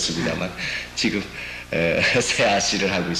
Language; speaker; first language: Korean; native; Korean